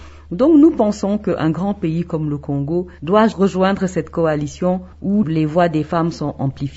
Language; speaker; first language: French; non-native, local second language; Wolof